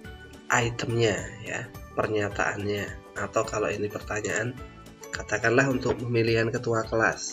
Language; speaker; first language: Indonesian; native; Indonesian